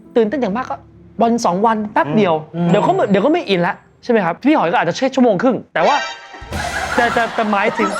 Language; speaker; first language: Thai; non-native, fluent; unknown